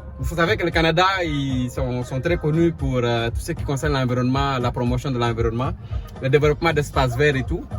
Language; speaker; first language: French; non-native, local second language; Wolof